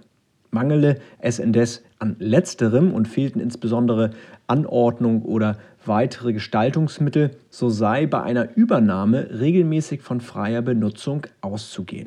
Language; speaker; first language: German; native; German